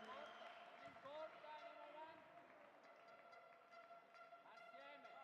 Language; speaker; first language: Italian; native; Italian